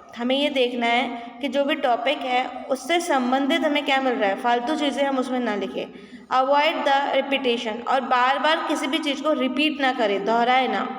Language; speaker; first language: Hindi; native; Hindi